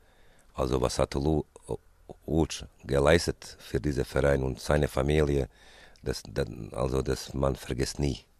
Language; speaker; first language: German; non-native, fluent; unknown